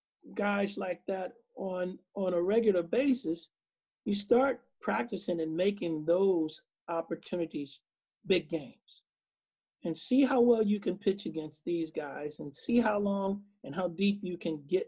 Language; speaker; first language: English; native; English